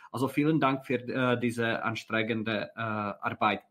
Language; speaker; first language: German; non-native, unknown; Czech